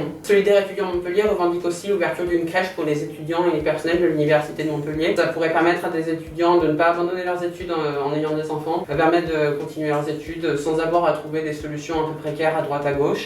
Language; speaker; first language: French; native; French